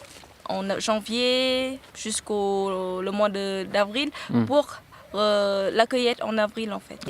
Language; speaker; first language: French; non-native, fluent; Vietnamese